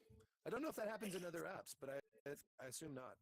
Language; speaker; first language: English; native; English